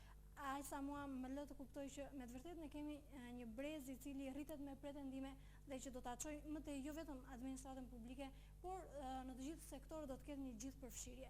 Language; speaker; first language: Albanian; native; Albanian